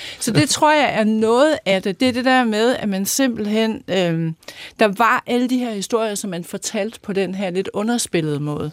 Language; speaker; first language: Danish; native; Danish